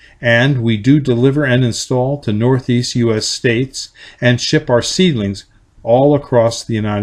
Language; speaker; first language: English; native; English